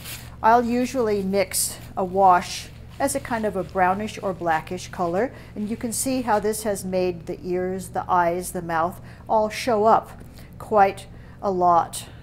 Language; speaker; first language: English; native; English